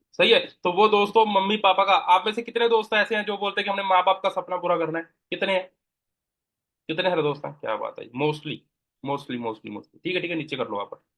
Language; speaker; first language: Hindi; non-native, local second language; Punjabi